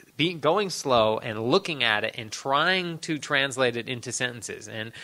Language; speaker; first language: English; native; English